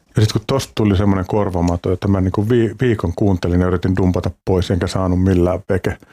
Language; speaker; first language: Finnish; native; Finnish